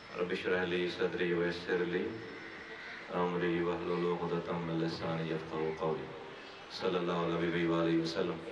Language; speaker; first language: Urdu; native; Urdu